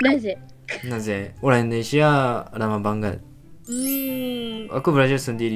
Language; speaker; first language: Indonesian; non-native, fluent; Japanese